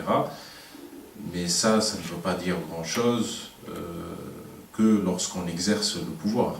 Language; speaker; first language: French; non-native, local second language; Arabic